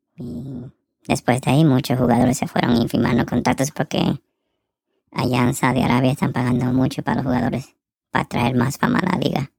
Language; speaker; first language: Spanish; early bilingual, heritage; Spanish